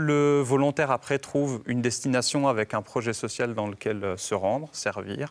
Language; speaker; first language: French; native; French